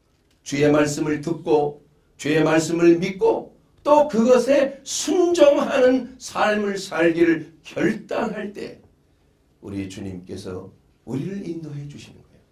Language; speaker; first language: Korean; native; Korean